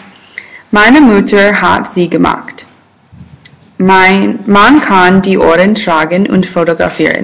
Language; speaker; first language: German; non-native, learner; English